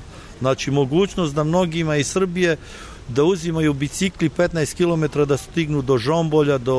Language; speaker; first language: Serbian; early bilingual, heritage; Serbian